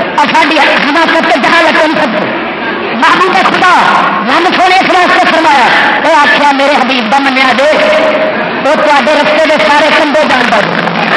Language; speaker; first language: Urdu; non-native, local second language; Saraiki